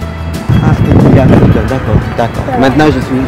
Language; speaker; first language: French; non-native, fluent; Russian